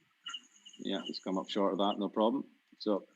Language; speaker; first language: English; native; English